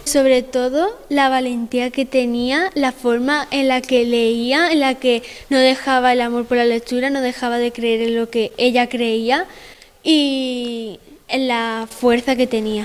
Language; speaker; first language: Spanish; native; Spanish